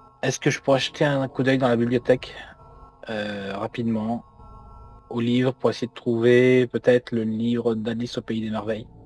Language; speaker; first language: French; native; French